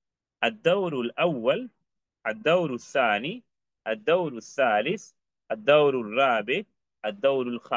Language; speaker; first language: Arabic; non-native, fluent; Urdu